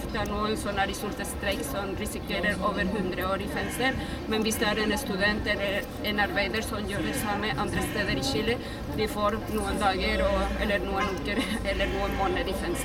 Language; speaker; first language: Norwegian; non-native, fluent; Spanish